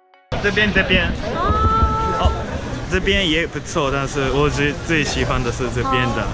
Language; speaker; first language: Chinese; non-native, fluent; Japanese